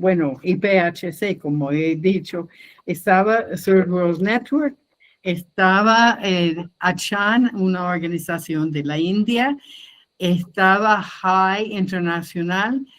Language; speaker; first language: Spanish; non-native, fluent; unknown